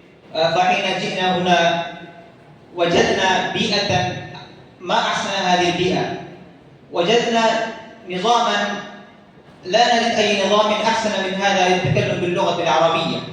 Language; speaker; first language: Arabic; non-native, fluent; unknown